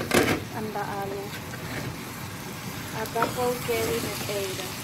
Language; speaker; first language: Dutch; non-native, local second language; Caribbean Hindustani